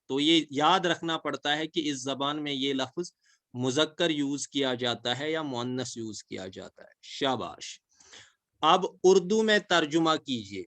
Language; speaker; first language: Urdu; non-native, local second language; Kashmiri